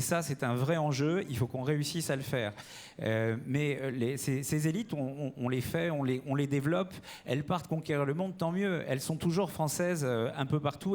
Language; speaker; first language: French; native; French